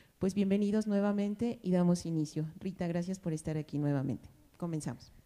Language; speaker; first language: Spanish; native; Spanish